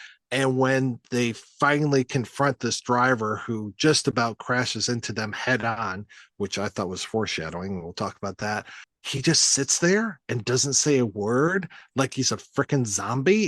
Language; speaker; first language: English; native; English